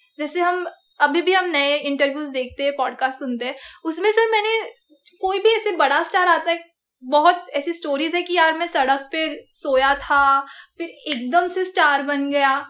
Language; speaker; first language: Hindi; non-native, local second language; Marathi